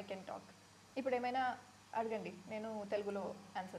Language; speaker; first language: Telugu; non-native, learner; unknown